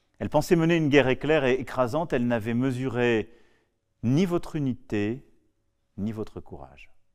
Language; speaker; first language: French; native; French